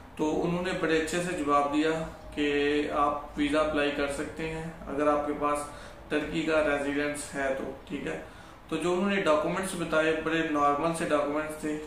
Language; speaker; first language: Urdu; non-native, local second language; Punjabi